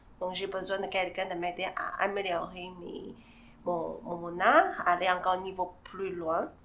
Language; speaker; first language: French; non-native, fluent; Chinese